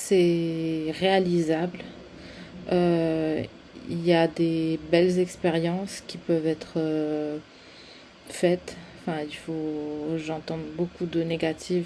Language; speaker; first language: French; non-native, fluent; Spanish